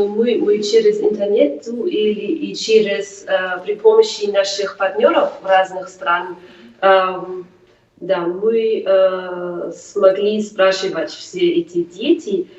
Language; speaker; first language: Russian; non-native, fluent; German